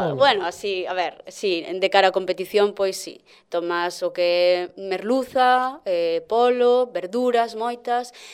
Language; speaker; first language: Galician; native; Galician